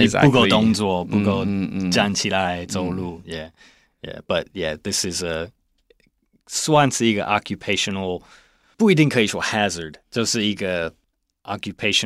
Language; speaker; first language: Chinese; non-native, learner; English